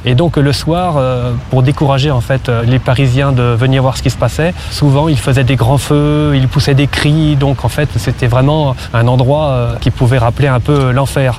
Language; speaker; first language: French; native; French